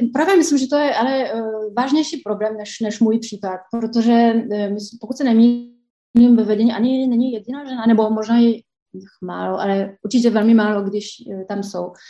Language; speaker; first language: Czech; non-native, fluent; French